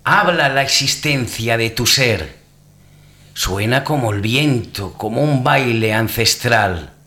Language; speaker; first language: Spanish; non-native, local second language; Catalan